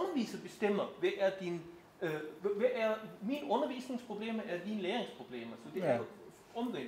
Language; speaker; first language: Danish; non-native, fluent; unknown